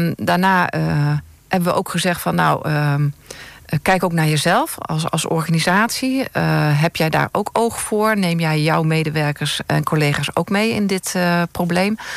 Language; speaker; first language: Dutch; native; Dutch